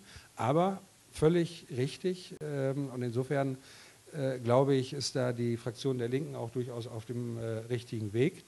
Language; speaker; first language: German; native; German